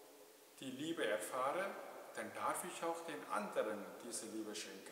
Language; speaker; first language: German; non-native, fluent; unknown